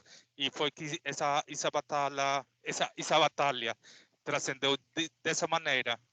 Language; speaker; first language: Portuguese; non-native, learner; Spanish